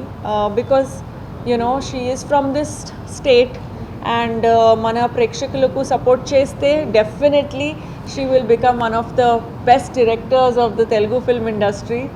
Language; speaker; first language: Telugu; non-native, fluent; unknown